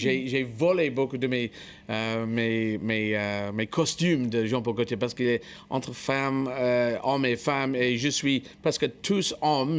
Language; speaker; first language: French; non-native, fluent; English